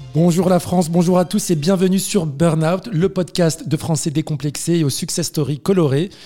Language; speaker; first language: French; early bilingual, other home language; Arabic